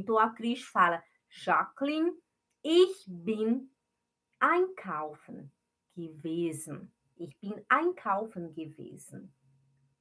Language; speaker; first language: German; non-native, fluent; Portuguese